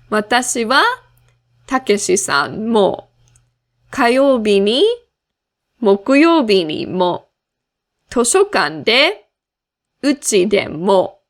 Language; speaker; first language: Japanese; non-native, fluent; English